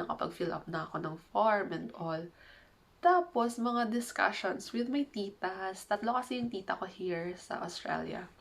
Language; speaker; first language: Filipino; non-native, local second language; Hiligaynon